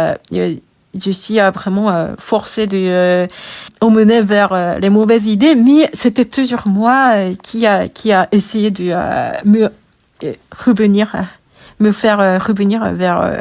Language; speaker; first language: French; non-native, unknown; Japanese